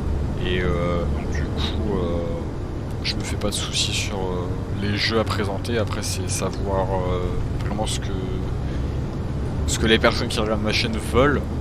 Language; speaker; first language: French; native; French